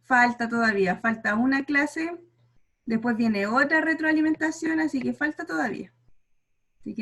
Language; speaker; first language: Spanish; native; Spanish